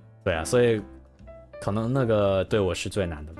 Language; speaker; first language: Chinese; non-native, learner; English